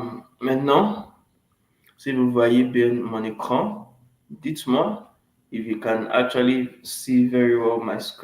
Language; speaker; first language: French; non-native, fluent; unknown